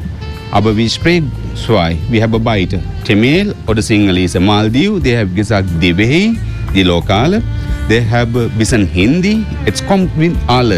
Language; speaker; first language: German; non-native, learner; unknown